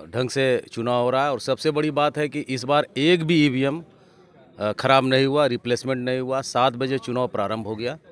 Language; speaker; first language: Hindi; native; Hindi